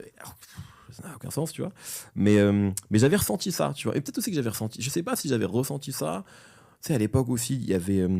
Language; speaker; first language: French; native; French